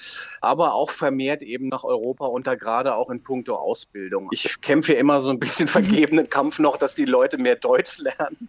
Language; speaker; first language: German; native; German